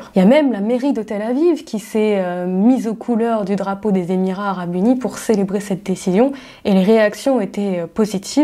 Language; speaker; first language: French; native; French